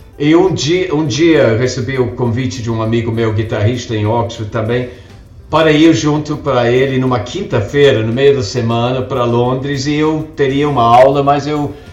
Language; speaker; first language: Portuguese; non-native, fluent; English